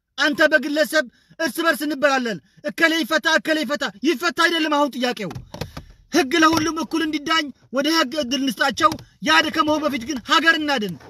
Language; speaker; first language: Amharic; non-native, local second language; Tigrinya